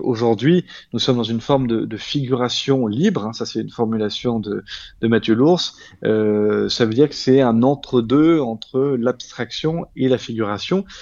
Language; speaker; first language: French; native; French